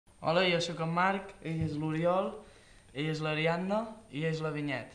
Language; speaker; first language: Catalan; early bilingual, other home language; Spanish